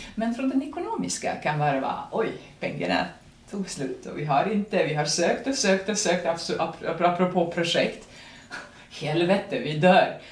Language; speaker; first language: Swedish; non-native, fluent; Serbian